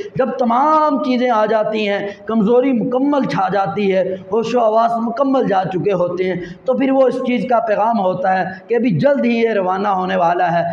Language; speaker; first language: Urdu; non-native, local second language; Punjabi